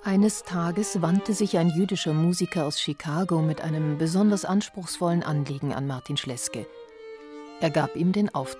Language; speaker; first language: German; native; German